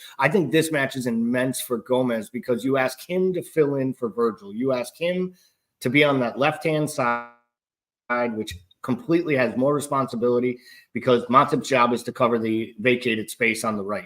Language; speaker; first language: English; native; English